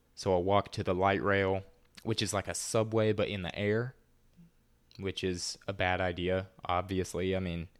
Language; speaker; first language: English; native; English